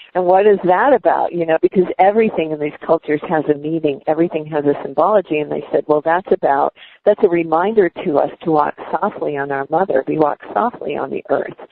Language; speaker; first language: English; native; English